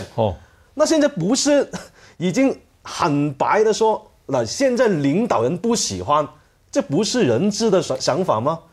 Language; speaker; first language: Chinese; non-native, fluent; Cantonese